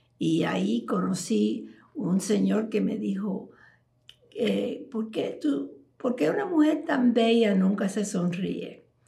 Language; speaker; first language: Spanish; early bilingual, heritage; Spanish